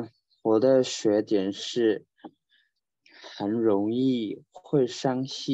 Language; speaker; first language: Chinese; non-native, learner; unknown